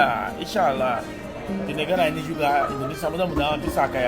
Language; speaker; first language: Indonesian; non-native, fluent; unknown